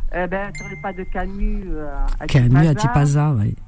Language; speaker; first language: French; non-native, local second language; Arabic